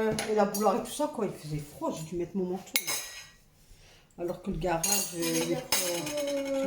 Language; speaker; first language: French; native; French